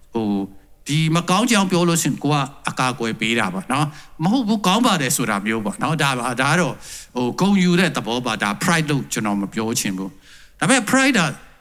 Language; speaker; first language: Burmese; non-native, local second language; Tedim Chin